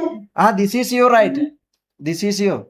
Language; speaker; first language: English; non-native, learner; Malayalam